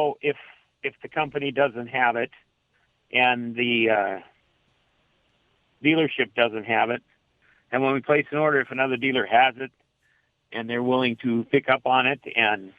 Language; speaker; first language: English; native; English